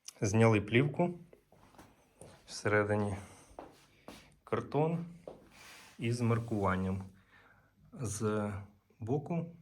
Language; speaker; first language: Ukrainian; native; Ukrainian